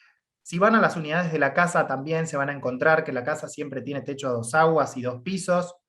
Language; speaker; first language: Spanish; native; Spanish